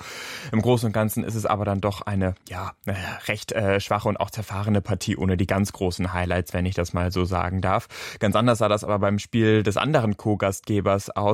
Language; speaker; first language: German; native; German